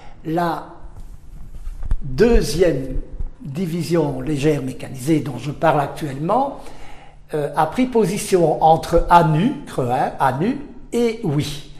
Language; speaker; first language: French; native; French